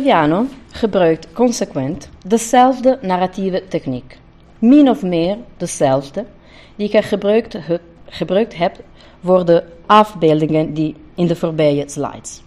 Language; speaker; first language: Dutch; non-native, fluent; Italian